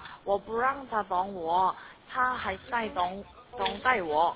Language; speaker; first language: Chinese; non-native, learner; Korean